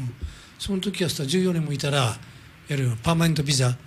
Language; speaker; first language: Japanese; native; Japanese